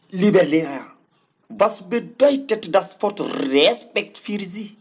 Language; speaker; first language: German; non-native, learner; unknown